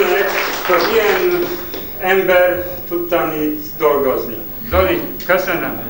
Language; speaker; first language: Hungarian; non-native, learner; Polish